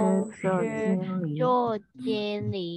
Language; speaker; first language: Chinese; non-native, learner; Burmese